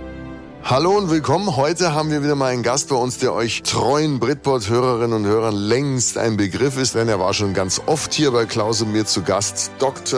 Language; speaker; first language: German; native; German